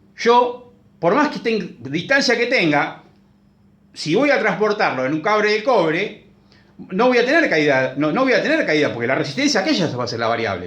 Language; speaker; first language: Spanish; native; Spanish